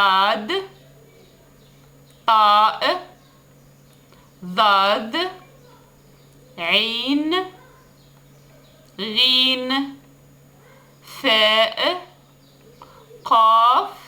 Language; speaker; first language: Arabic; native; Arabic